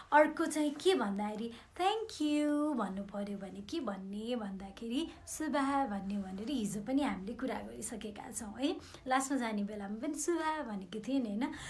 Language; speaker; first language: Nepali; non-native, local second language; Newari